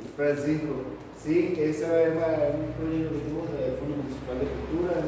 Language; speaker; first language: Portuguese; non-native, fluent; Spanish